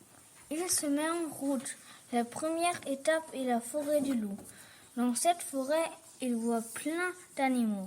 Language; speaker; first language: French; early bilingual, heritage; French